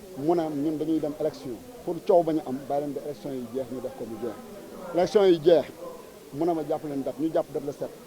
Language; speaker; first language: Wolof; non-native, local second language; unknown